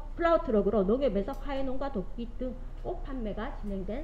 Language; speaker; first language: Korean; native; Korean